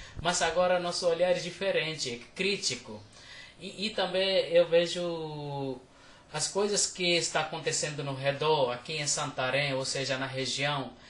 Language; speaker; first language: Portuguese; non-native, fluent; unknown